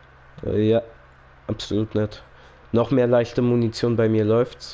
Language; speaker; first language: German; native; German